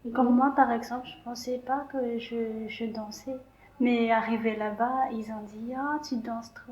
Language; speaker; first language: French; non-native, local second language; Malagasy